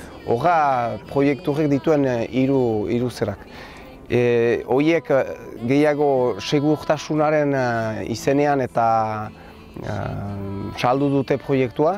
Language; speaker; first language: Basque; native; Basque